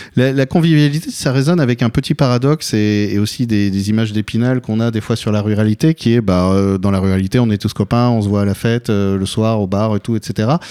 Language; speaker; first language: French; native; French